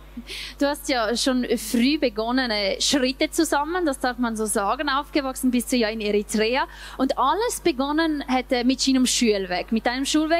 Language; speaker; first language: German; native; German